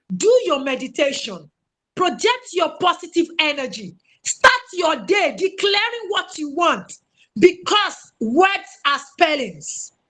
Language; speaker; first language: English; non-native, local second language; Yoruba